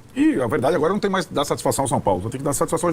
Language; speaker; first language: Portuguese; native; Portuguese